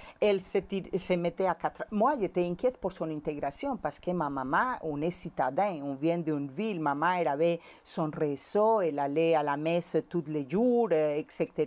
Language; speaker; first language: French; non-native, fluent; Spanish